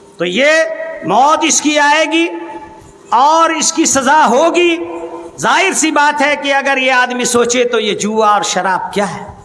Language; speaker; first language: Urdu; native; Urdu